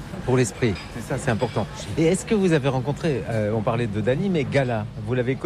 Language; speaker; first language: French; native; French